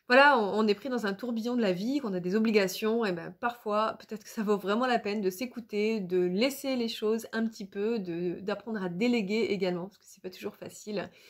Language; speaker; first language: French; native; French